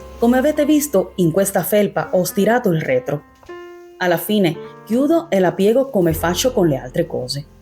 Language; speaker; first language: Italian; non-native, fluent; Spanish